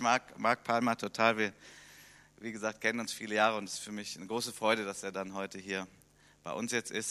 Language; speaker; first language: German; native; German